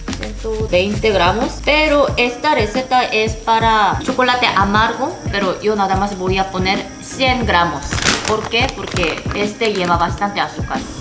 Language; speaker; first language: Spanish; non-native, fluent; Korean